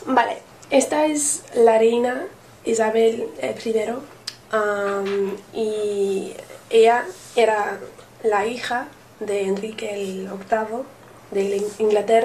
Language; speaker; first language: Spanish; non-native, learner; English